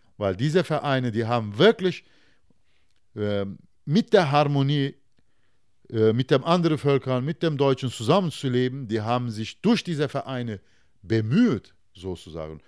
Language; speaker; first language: German; non-native, fluent; Turkish